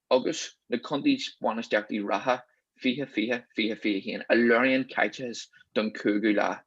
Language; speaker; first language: Irish; native; Irish